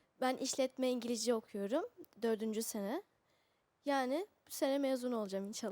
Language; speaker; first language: Turkish; non-native, local second language; Arabic